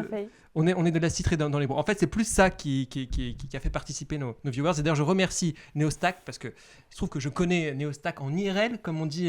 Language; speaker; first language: French; native; French